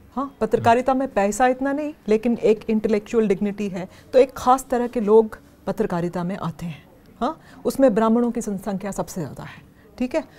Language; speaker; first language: Hindi; native; Hindi